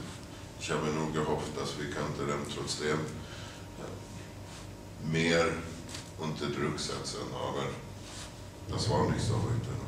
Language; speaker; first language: German; non-native, fluent; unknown